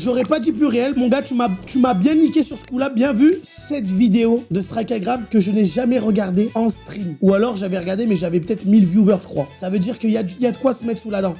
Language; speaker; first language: French; native; French